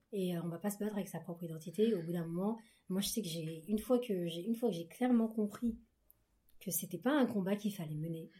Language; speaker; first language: French; native; French